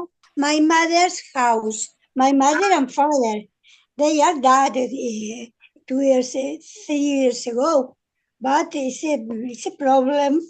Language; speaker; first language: English; non-native, learner; Spanish